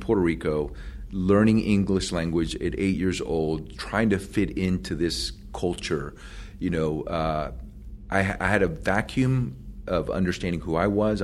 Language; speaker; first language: English; early bilingual, other home language; Spanish